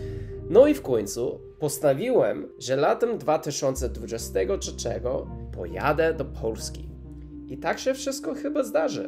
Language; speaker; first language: Polish; non-native, learner; English